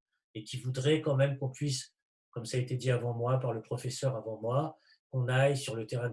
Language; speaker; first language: French; native; French